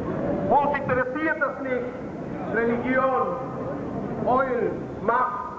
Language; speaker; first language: German; non-native, fluent; Spanish